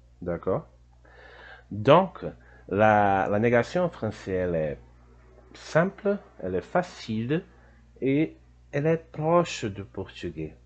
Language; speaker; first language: French; non-native, fluent; Portuguese